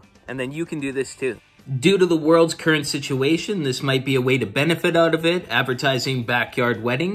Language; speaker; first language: English; native; English